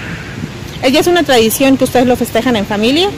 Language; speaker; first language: Spanish; native; Spanish